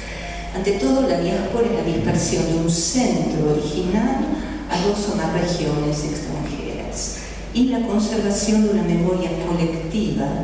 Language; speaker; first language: Spanish; native; Spanish